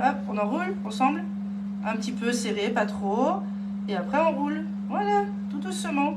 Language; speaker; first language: French; native; French